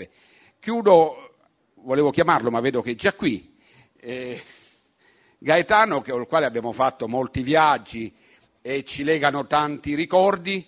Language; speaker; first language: Italian; native; Italian